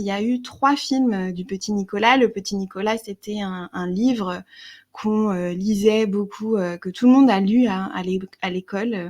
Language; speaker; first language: French; native; French